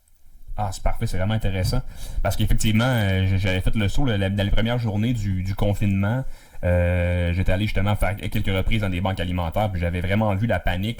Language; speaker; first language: French; native; French